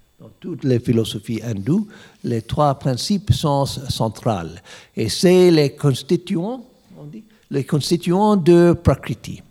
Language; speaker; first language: French; non-native, learner; English